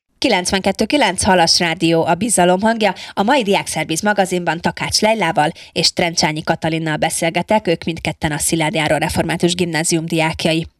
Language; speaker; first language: Hungarian; native; Hungarian